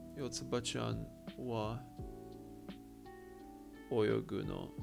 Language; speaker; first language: Japanese; non-native, learner; English